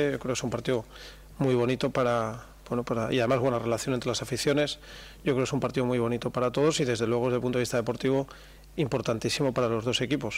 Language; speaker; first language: Spanish; native; Spanish